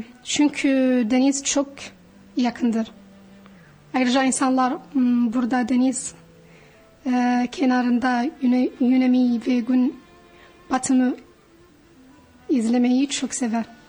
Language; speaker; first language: Turkish; non-native, fluent; Arabic